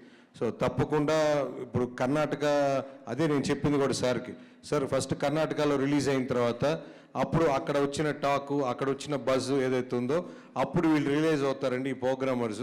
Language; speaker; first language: Telugu; native; Telugu